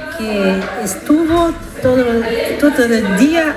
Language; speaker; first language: Spanish; non-native, learner; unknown